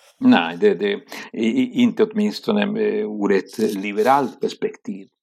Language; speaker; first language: Swedish; non-native, fluent; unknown